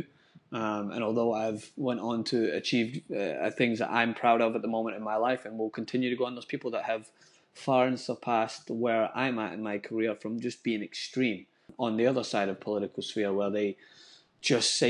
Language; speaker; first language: English; native; English